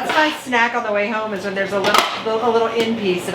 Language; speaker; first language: English; native; English